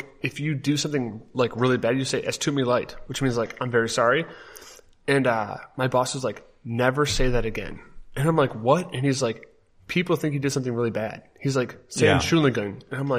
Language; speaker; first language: English; native; English